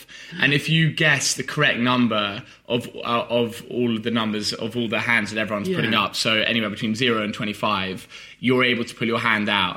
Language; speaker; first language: English; native; English